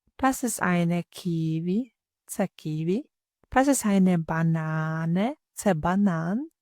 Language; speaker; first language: German; non-native, fluent; Ukrainian